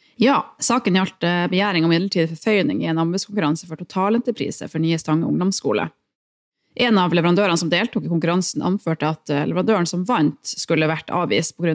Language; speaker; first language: Norwegian; native; Norwegian